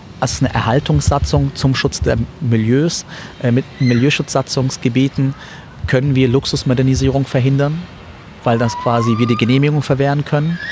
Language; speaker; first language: German; early bilingual, other home language; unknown